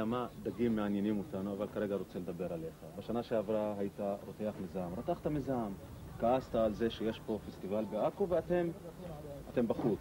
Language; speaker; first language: Hebrew; native; Hebrew